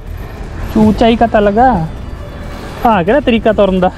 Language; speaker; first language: Filipino; non-native, learner; Punjabi